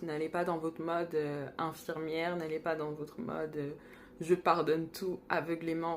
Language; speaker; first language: French; native; French